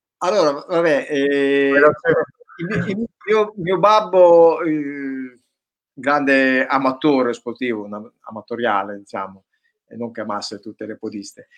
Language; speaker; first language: Italian; native; Italian